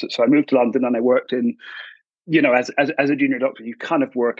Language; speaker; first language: English; native; English